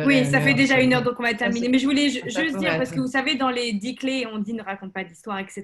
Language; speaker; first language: French; native; French